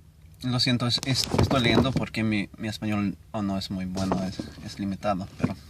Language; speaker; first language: Spanish; non-native, learner; English